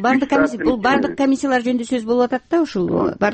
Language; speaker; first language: Kyrgyz; native; Kyrgyz